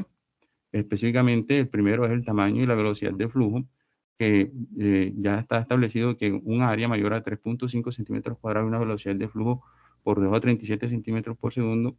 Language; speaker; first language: Spanish; native; Spanish